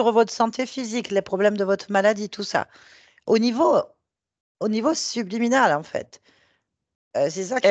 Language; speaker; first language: French; native; French